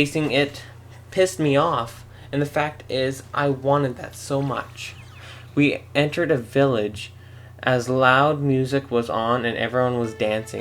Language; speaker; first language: English; native; English